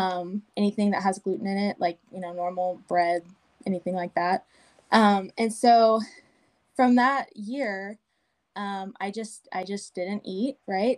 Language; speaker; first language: English; native; English